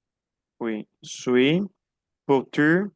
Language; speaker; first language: French; non-native, fluent; Spanish